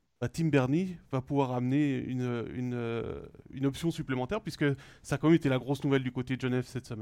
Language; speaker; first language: French; native; French